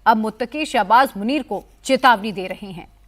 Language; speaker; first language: Hindi; native; Hindi